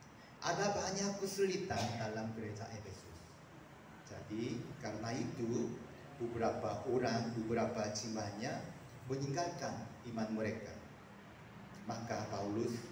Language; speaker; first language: Indonesian; non-native, fluent; Korean